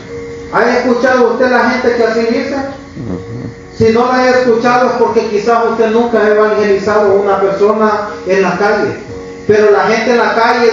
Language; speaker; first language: Spanish; native; Spanish